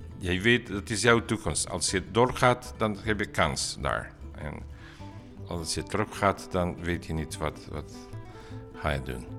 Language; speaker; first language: Dutch; non-native, learner; Bosnian